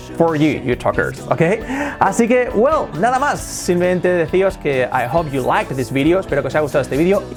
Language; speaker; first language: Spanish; native; Spanish